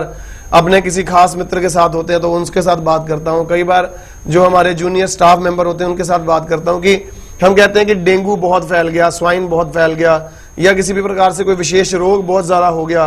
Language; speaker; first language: Hindi; native; Hindi